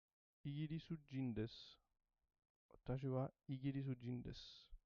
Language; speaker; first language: Japanese; non-native, learner; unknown